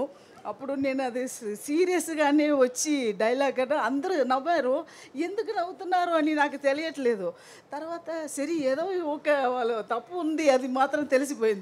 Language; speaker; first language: Telugu; non-native, learner; Tamil